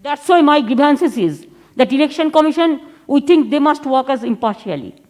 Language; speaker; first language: English; non-native, local second language; Bangla